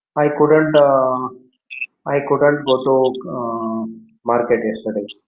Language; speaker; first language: English; non-native, learner; Hindi